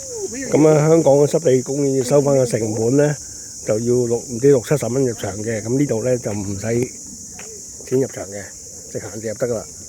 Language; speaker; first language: Chinese; native; Chinese